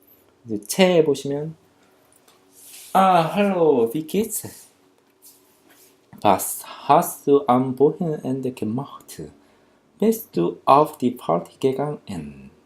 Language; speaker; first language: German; non-native, fluent; Korean